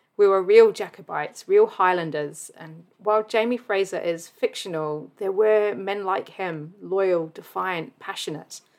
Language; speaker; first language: English; native; English